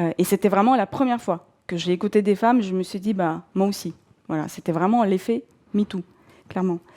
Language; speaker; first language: French; non-native, fluent; Russian